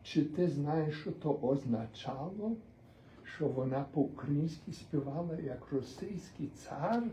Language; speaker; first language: Ukrainian; early bilingual, other home language; English